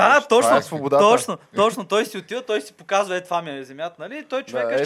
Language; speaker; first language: Bulgarian; native; Bulgarian